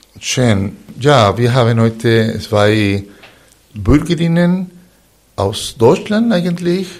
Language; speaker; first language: German; non-native, fluent; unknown